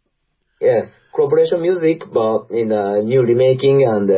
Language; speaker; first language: English; non-native, learner; Japanese